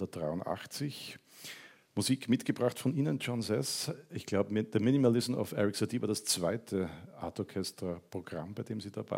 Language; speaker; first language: German; native; German